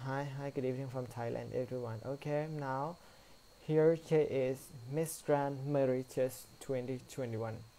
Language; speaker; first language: English; non-native, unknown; Thai